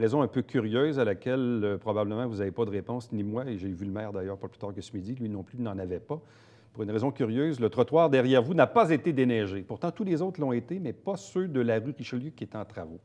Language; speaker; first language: French; native; French